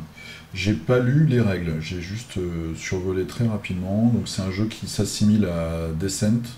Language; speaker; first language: French; native; French